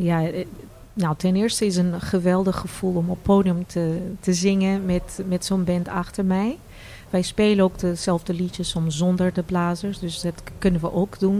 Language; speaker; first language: Dutch; non-native, fluent; Portuguese